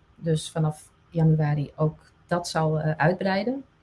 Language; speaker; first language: Dutch; non-native, local second language; Western Frisian